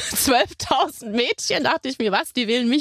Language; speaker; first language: German; native; German